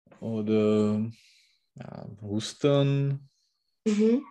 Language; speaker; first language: German; non-native, learner; Czech